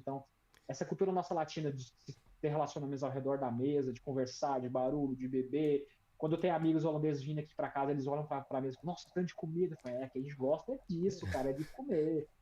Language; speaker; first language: Portuguese; native; Portuguese